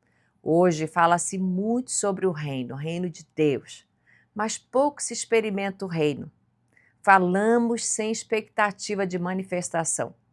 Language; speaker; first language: Portuguese; native; Portuguese